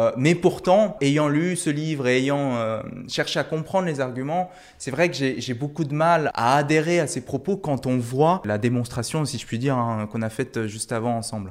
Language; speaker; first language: French; early bilingual, other home language; Korean